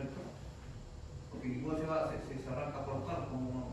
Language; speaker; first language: Spanish; native; Spanish